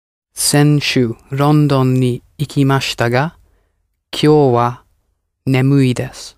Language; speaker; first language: Japanese; non-native, learner; English